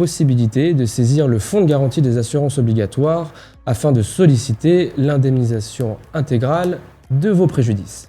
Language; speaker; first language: French; native; French